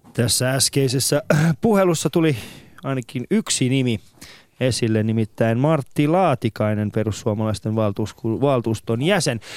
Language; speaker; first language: Finnish; non-native, fluent; Persian